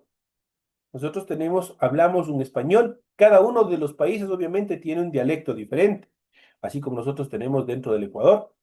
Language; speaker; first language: Spanish; native; Spanish